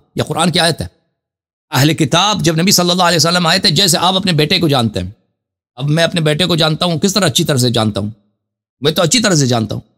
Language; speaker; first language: Urdu; non-native, fluent; Persian